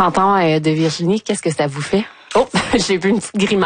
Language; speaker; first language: French; native; French